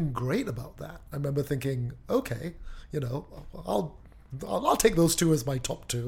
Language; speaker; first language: English; native; English